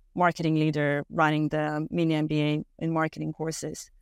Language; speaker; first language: English; non-native, fluent; Romanian